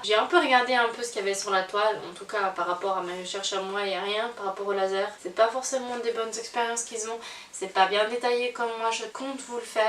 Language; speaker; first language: French; native; French